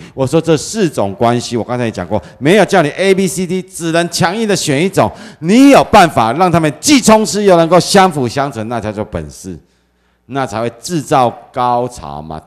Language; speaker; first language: Chinese; native; Chinese